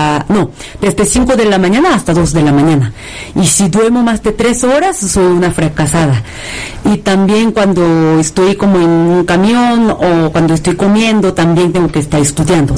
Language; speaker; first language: Spanish; non-native, fluent; Korean